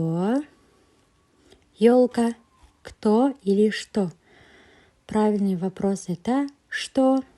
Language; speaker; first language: Russian; non-native, local second language; Kazakh